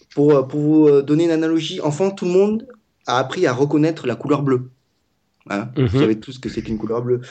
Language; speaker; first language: French; non-native, fluent; Vietnamese